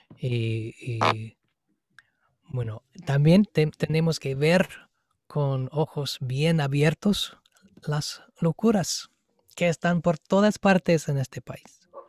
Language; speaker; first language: Spanish; non-native, fluent; English